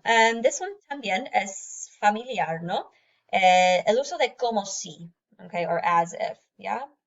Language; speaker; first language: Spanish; non-native, fluent; English